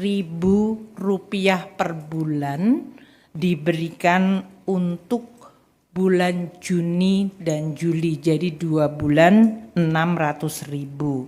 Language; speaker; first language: Indonesian; native; Indonesian